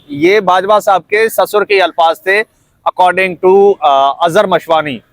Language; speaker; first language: Urdu; non-native, local second language; Punjabi